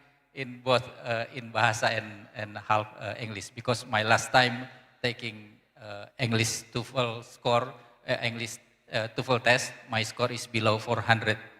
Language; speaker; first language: English; non-native, learner; Indonesian